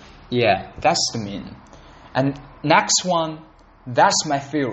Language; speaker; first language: English; non-native, learner; Chinese